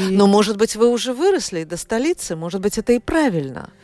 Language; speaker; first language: Russian; native; Russian